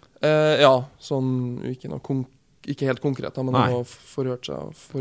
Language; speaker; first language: Norwegian; native; Norwegian